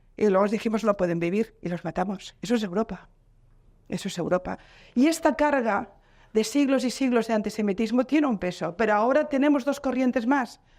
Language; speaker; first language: Spanish; non-native, local second language; Catalan